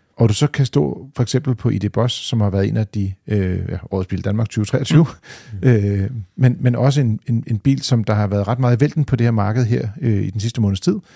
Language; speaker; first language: Danish; native; Danish